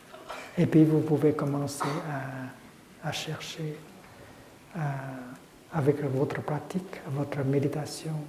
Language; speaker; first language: French; non-native, fluent; Vietnamese